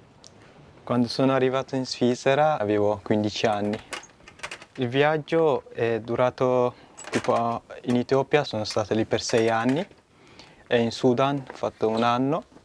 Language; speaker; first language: Italian; non-native, fluent; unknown